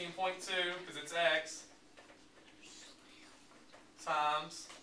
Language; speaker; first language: English; native; English